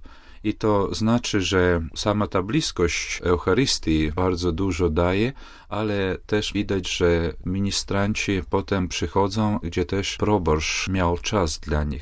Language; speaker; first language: Polish; non-native, fluent; Latvian